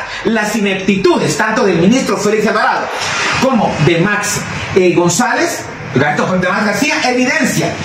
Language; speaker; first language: Spanish; native; Spanish